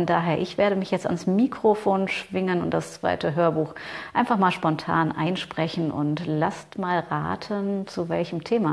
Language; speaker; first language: German; native; German